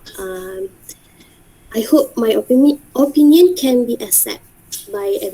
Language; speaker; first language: English; non-native, learner; Malay